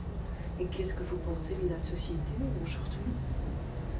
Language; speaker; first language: French; non-native, fluent; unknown